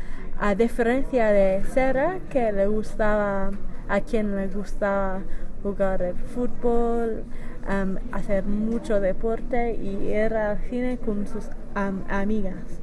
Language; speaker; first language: Spanish; non-native, learner; English